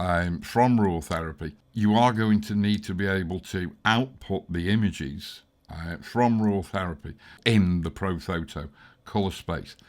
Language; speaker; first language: English; native; English